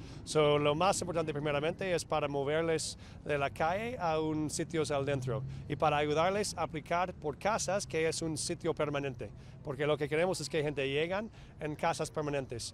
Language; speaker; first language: Spanish; non-native, fluent; English